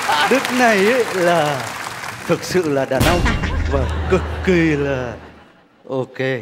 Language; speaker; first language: Vietnamese; non-native, fluent; Turkish